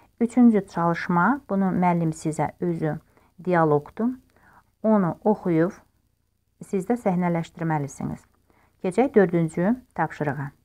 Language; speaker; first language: Azerbaijani; non-native, local second language; Russian